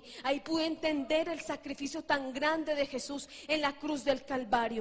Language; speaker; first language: Spanish; native; Spanish